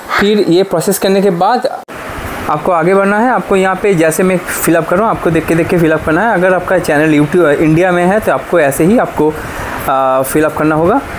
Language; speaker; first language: Hindi; non-native, local second language; Bangla